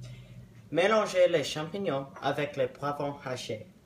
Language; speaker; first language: French; non-native, learner; English